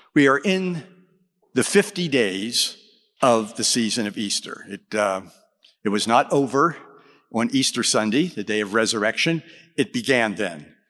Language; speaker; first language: English; native; English